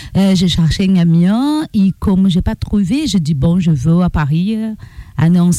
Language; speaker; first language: French; non-native, learner; Portuguese